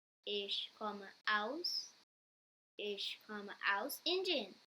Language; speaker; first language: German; non-native, learner; English